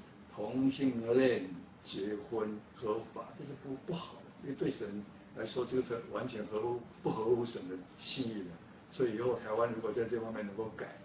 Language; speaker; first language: Chinese; native; Chinese